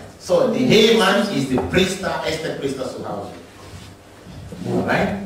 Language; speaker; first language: German; non-native, learner; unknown